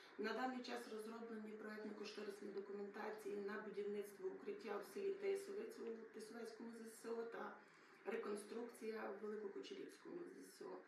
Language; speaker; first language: Ukrainian; native; Ukrainian